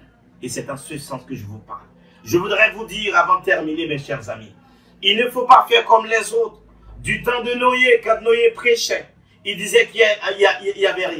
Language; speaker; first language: French; non-native, local second language; Haitian Creole